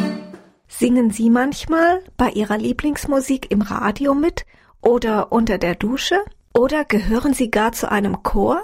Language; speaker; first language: German; native; German